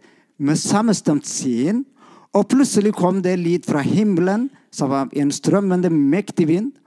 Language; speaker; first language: Norwegian; non-native, fluent; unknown